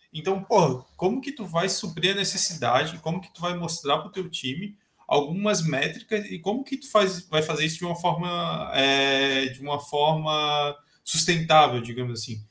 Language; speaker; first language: Portuguese; native; Portuguese